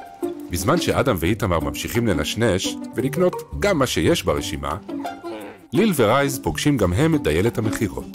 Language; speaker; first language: Hebrew; native; Hebrew